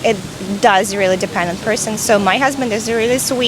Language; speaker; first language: English; non-native, fluent; Russian